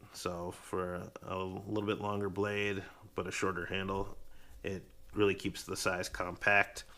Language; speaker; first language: English; native; English